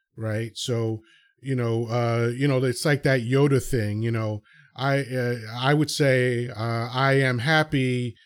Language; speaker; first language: English; early bilingual, other home language; Spanish